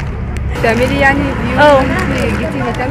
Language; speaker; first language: Arabic; native; Arabic